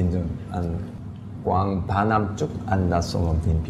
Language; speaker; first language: Vietnamese; non-native, learner; Korean